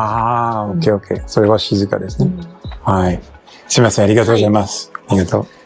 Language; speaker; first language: Japanese; non-native, learner; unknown